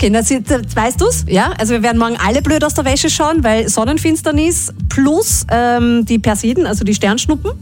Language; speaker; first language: German; native; German